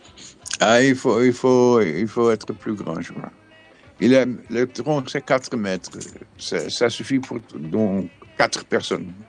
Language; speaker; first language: French; non-native, fluent; Dutch